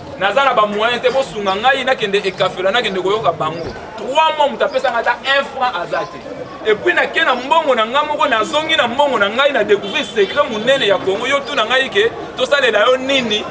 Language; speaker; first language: Lingala; native; Lingala